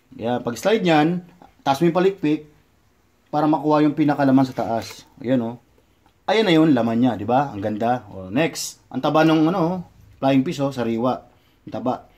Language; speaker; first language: Filipino; non-native, local second language; Cebuano